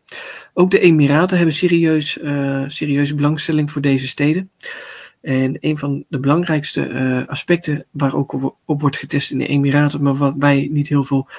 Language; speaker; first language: Dutch; native; Dutch